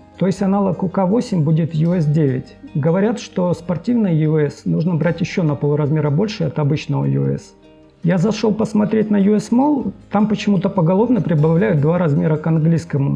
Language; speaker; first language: Russian; native; Russian